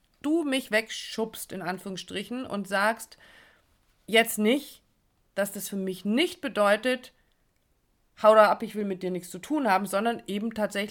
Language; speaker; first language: German; native; German